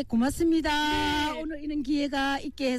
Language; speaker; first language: Korean; native; Korean